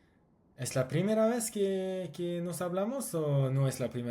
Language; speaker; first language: Spanish; non-native, learner; French